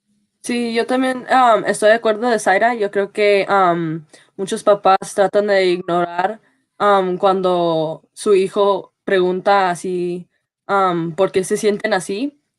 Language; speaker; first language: Spanish; early bilingual, heritage; Spanish